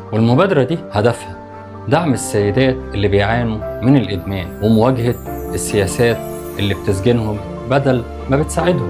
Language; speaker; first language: Arabic; native; Arabic